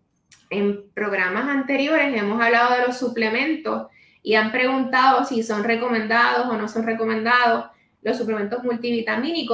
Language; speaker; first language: Spanish; native; Spanish